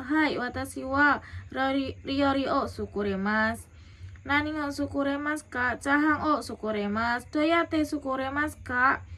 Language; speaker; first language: Japanese; non-native, learner; Indonesian